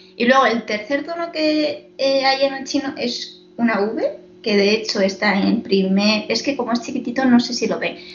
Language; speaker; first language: Spanish; non-native, fluent; Chinese